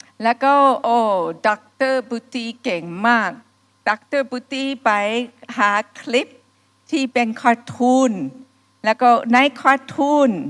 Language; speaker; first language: Thai; non-native, fluent; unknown